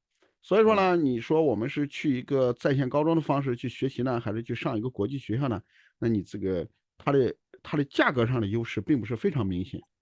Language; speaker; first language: Chinese; native; Chinese